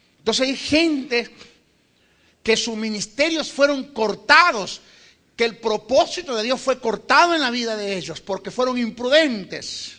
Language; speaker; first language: Spanish; native; Spanish